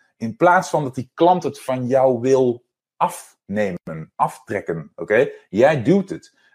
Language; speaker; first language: Dutch; native; Dutch